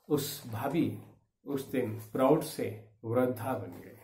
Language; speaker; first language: Hindi; non-native, local second language; Kannada